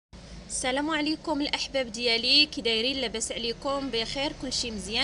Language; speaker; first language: Arabic; native; Arabic